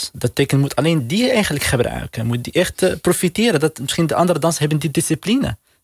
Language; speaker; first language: Dutch; non-native, learner; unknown